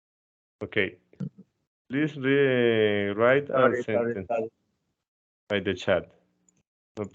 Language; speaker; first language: English; non-native, fluent; Spanish